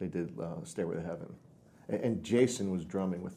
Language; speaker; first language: English; native; English